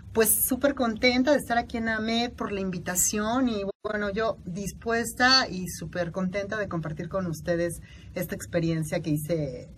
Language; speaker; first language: Spanish; native; Spanish